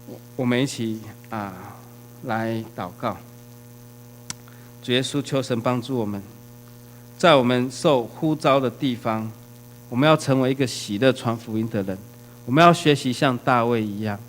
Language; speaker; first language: Chinese; native; Chinese